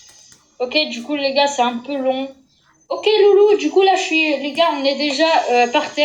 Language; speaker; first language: French; native; French